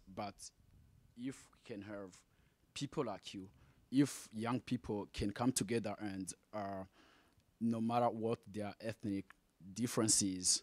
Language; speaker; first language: English; non-native, fluent; Rundi